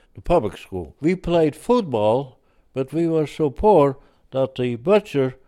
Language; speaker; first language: English; early bilingual, other home language; Dutch